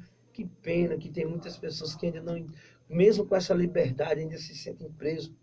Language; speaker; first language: Portuguese; native; Portuguese